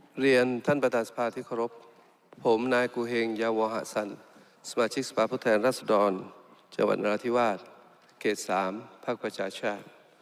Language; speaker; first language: Thai; non-native, local second language; Malay